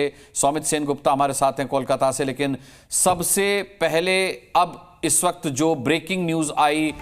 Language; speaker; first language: Hindi; native; Hindi